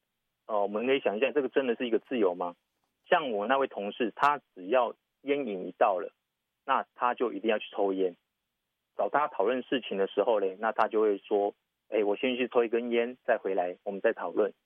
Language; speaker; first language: Chinese; native; Chinese